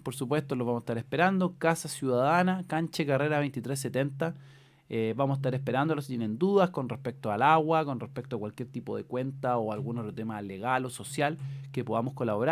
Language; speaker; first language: Spanish; native; Spanish